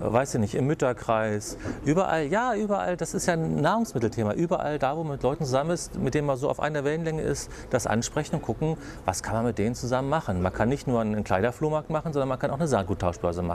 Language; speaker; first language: German; native; German